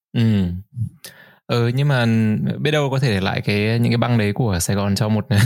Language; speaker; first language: Vietnamese; native; Vietnamese